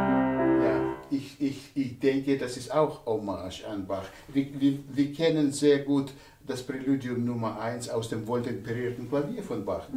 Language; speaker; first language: German; non-native, fluent; Russian